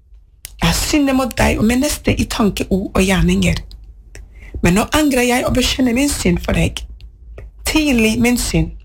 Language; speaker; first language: Norwegian; non-native, fluent; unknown